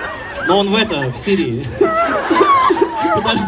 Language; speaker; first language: Russian; native; Russian